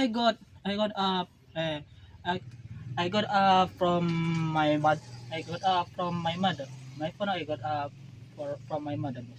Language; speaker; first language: English; non-native, learner; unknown